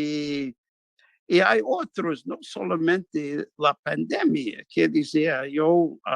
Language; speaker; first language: Spanish; non-native, fluent; English